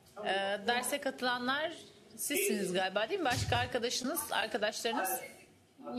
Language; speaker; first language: Turkish; native; Turkish